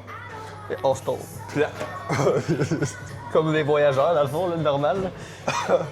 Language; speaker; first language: French; native; French